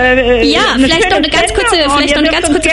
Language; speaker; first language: German; native; German